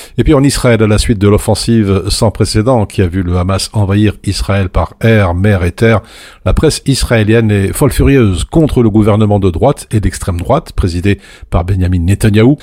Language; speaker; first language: French; native; French